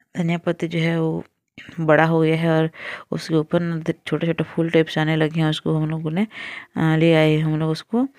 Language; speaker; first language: Hindi; native; Hindi